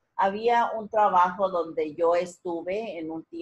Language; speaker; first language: Spanish; native; Spanish